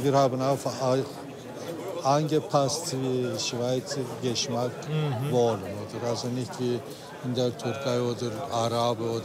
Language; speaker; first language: German; non-native, learner; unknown